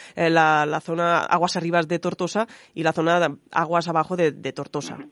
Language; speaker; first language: Spanish; non-native, local second language; Catalan